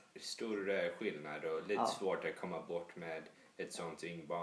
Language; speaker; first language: Swedish; early bilingual, heritage; English